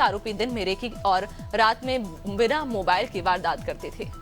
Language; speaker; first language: Hindi; native; Hindi